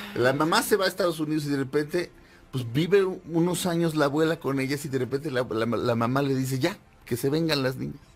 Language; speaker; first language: Spanish; native; Spanish